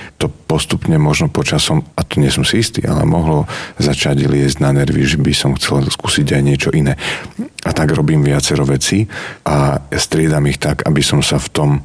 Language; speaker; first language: Slovak; non-native, local second language; Rusyn